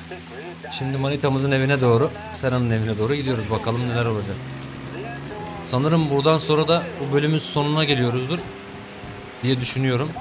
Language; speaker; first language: Turkish; native; Turkish